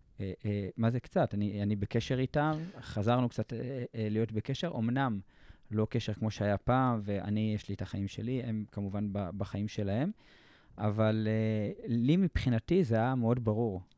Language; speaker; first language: Hebrew; native; Hebrew